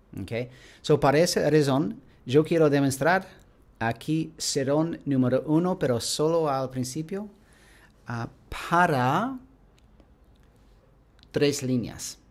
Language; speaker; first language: Spanish; non-native, learner; English